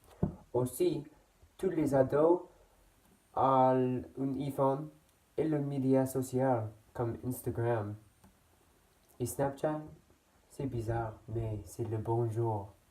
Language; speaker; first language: French; non-native, learner; English